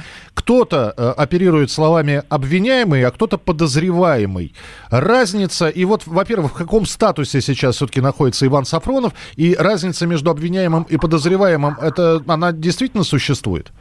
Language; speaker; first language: Russian; native; Russian